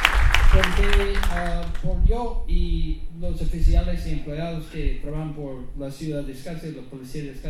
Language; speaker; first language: Spanish; non-native, learner; English